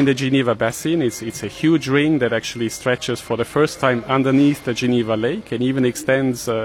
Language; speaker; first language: Swedish; non-native, fluent; German